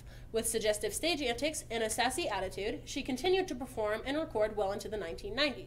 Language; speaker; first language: English; native; English